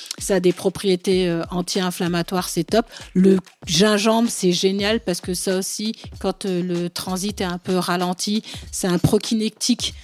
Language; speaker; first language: French; early bilingual, other home language; Bambara